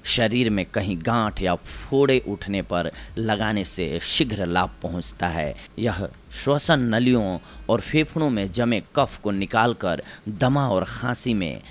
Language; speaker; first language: Hindi; native; Hindi